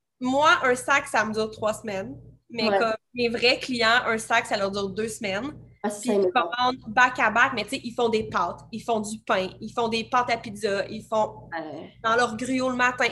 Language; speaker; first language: French; native; French